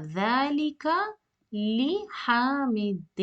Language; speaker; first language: Arabic; non-native, fluent; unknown